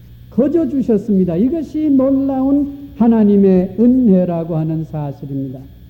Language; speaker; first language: Korean; native; Korean